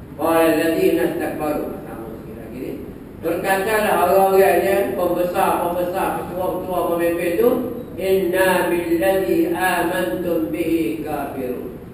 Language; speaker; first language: Malay; native; Malay